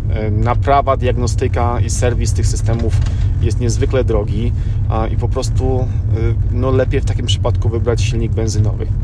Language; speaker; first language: Polish; native; Polish